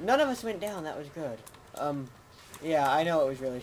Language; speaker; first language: English; native; English